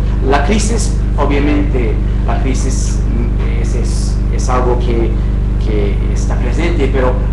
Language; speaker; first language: Spanish; non-native, fluent; English